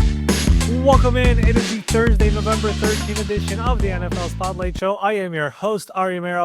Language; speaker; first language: English; native; English